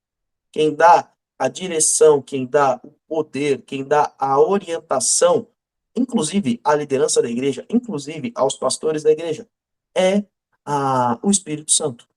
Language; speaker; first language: Portuguese; native; Portuguese